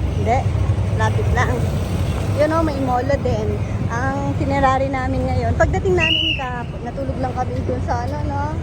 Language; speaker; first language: Filipino; native; Filipino